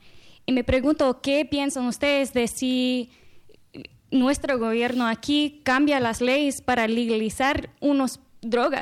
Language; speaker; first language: Spanish; non-native, learner; English